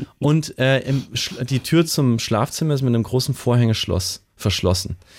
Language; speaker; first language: German; native; German